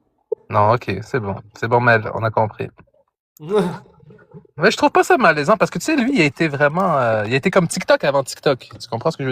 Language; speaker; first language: French; native; French